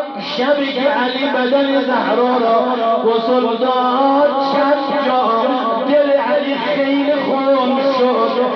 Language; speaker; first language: Persian; native; Persian